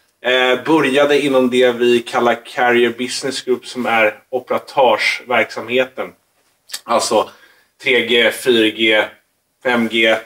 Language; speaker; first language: Swedish; native; Swedish